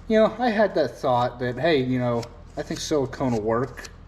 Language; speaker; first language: English; native; English